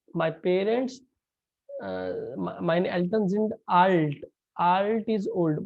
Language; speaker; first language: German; non-native, fluent; Hindi